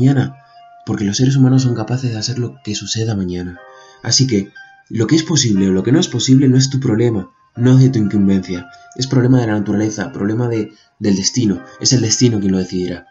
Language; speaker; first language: Spanish; native; Spanish